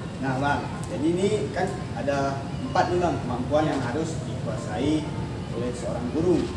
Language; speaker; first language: Indonesian; native; Indonesian